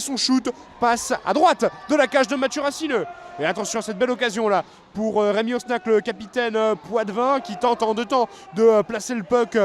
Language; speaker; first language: French; native; French